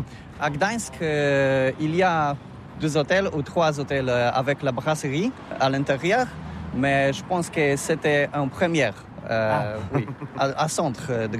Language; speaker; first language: French; non-native, learner; Polish